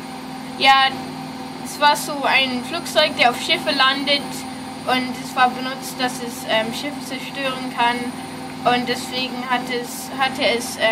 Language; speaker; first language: German; non-native, fluent; English